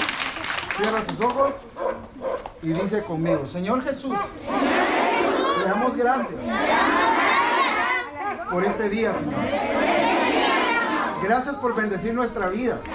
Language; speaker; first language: Spanish; native; Spanish